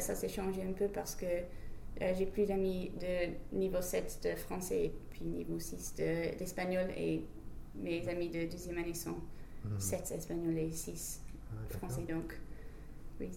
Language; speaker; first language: French; non-native, fluent; English